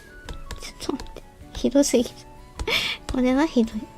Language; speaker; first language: Japanese; native; Japanese